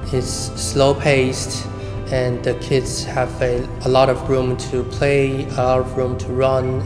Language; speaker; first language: English; non-native, fluent; Chinese